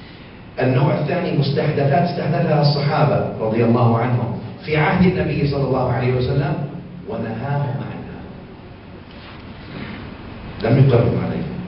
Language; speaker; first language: Arabic; native; Arabic